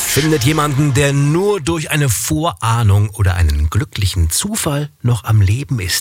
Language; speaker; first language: German; native; German